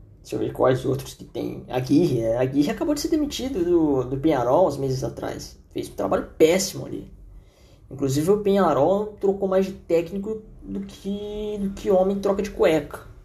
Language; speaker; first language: Portuguese; native; Portuguese